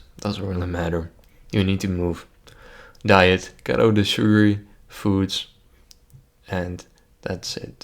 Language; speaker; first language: English; non-native, fluent; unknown